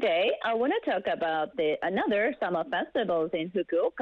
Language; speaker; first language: English; non-native, fluent; Japanese